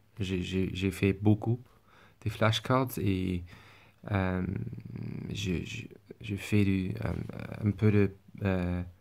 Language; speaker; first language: French; non-native, learner; English